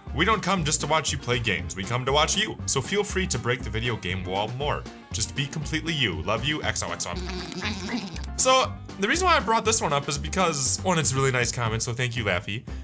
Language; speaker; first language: English; native; English